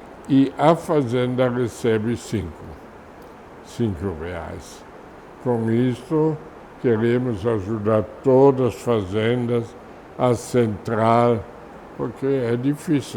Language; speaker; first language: Portuguese; non-native, fluent; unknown